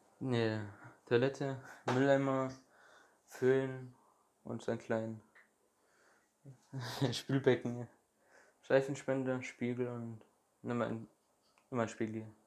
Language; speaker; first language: German; native; German